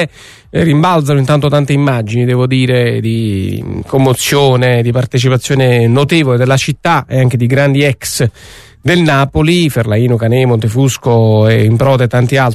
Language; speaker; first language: Italian; native; Italian